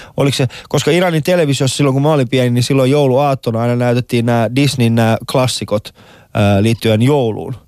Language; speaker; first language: Finnish; non-native, fluent; Persian